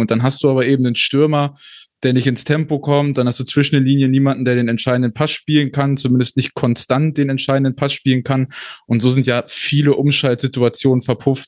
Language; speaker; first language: German; native; German